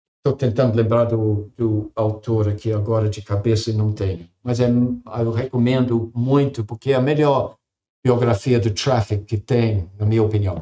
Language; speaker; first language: Portuguese; non-native, fluent; English